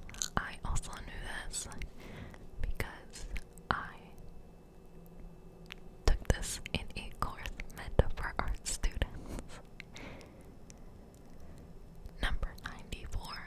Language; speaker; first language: English; native; English